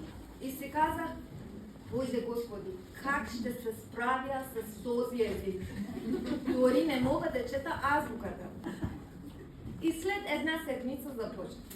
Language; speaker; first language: Bulgarian; non-native, learner; Persian